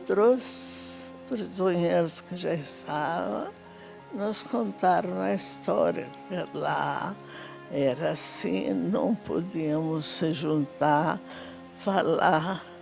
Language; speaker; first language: Portuguese; non-native, fluent; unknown